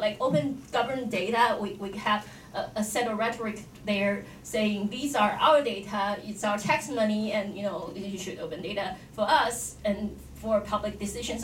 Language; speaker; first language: English; non-native, fluent; Chinese